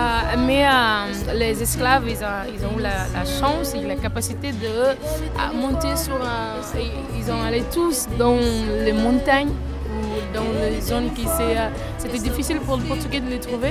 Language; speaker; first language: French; non-native, fluent; Kabuverdianu